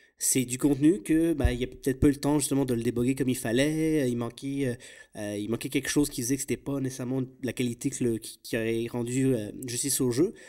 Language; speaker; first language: French; native; French